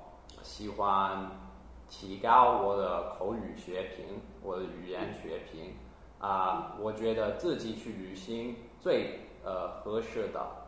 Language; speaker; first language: Chinese; non-native, fluent; English